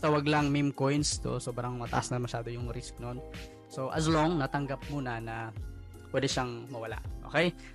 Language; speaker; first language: Filipino; non-native, local second language; Cebuano